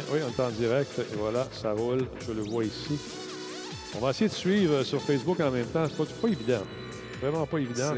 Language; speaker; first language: French; native; French